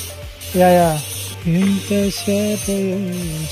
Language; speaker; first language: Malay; non-native, fluent; Urdu